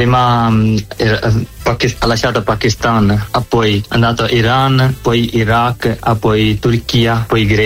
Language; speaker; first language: Italian; non-native, learner; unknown